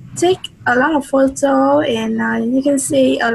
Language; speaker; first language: English; non-native, learner; Vietnamese